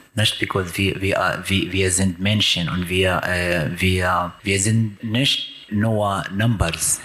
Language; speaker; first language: German; non-native, learner; Arabic